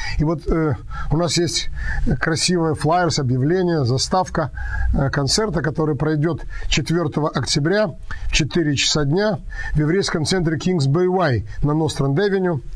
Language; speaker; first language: Russian; native; Russian